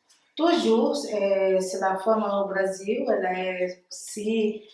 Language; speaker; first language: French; non-native, learner; Portuguese